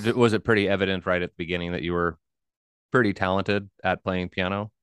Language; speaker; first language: English; native; English